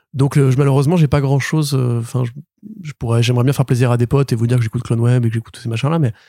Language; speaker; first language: French; native; French